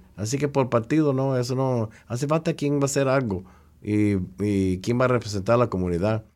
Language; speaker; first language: Spanish; early bilingual, heritage; Spanish